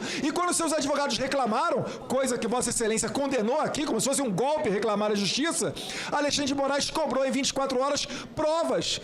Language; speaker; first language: Portuguese; native; Portuguese